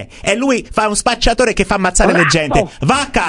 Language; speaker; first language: Italian; non-native, fluent; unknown